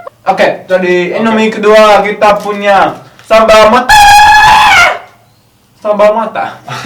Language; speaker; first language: Indonesian; non-native, learner; English